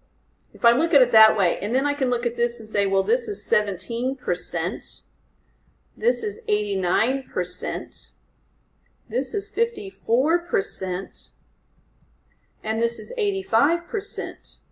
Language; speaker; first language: English; native; English